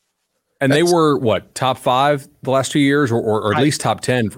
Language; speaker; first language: English; native; English